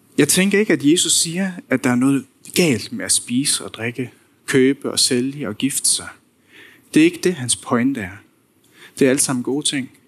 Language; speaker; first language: Danish; non-native, local second language; Faroese